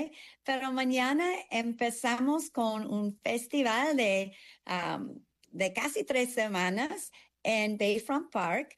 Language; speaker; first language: Spanish; early bilingual, heritage; English